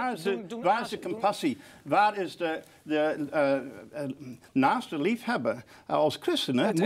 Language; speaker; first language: Dutch; non-native, fluent; English